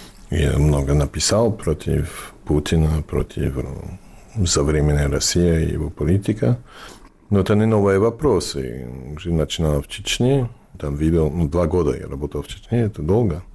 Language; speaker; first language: Russian; non-native, fluent; English